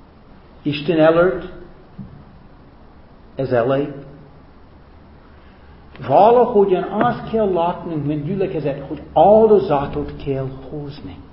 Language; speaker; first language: Hungarian; non-native, fluent; English